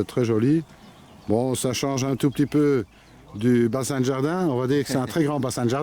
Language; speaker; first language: French; native; French